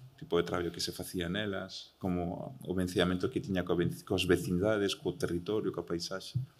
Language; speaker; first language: Galician; early bilingual, heritage; Galician